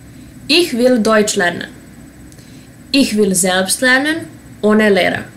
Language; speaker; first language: German; non-native, fluent; Serbian